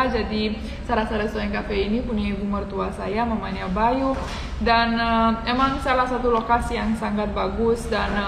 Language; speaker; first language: Indonesian; non-native, fluent; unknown